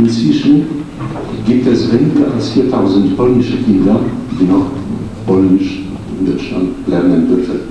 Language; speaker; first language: German; non-native, fluent; Polish